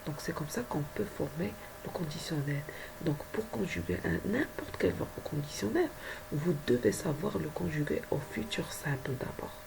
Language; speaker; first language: French; non-native, local second language; Arabic